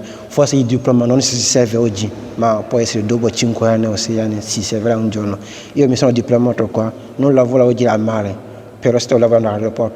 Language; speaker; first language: Italian; non-native, fluent; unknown